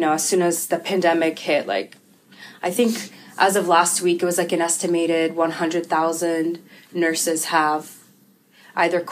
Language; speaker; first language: English; early bilingual, other home language; Russian